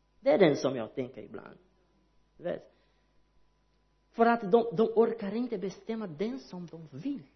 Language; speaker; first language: Swedish; non-native, learner; Portuguese